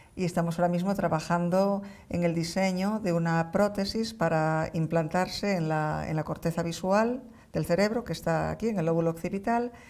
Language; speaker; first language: Spanish; native; Spanish